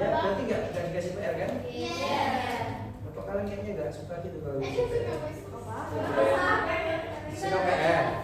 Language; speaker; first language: Indonesian; native; Indonesian